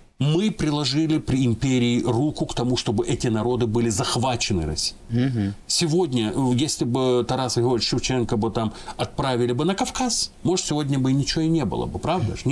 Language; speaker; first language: Russian; non-native, local second language; Ingush